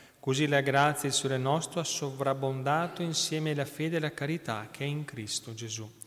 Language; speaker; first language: Italian; native; Italian